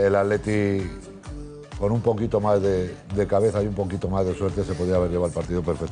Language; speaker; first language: Spanish; native; Spanish